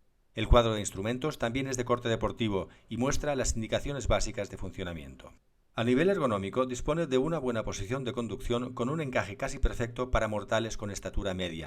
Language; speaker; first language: Spanish; native; Spanish